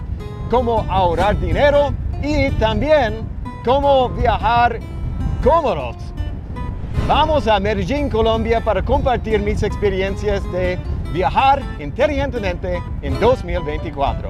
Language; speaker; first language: Spanish; non-native, fluent; English